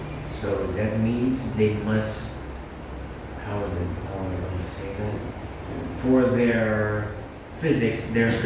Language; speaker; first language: English; non-native, fluent; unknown